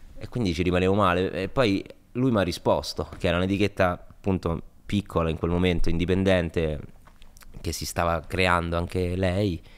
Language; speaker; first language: Italian; native; Italian